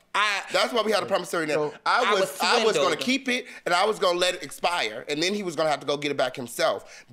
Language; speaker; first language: English; native; English